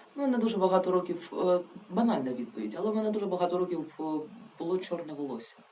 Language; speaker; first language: Ukrainian; non-native, local second language; Russian